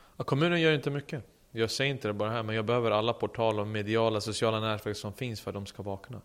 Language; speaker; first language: Swedish; early bilingual, other home language; Serbian